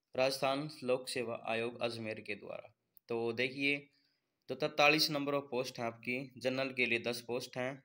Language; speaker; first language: Hindi; native; Hindi